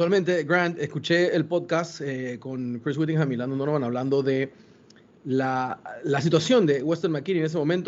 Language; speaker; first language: Spanish; native; Spanish